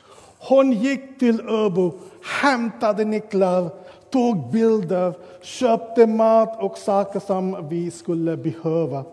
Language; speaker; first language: Swedish; non-native, fluent; English